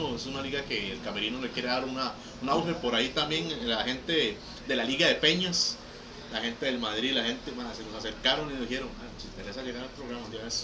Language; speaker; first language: Spanish; native; Spanish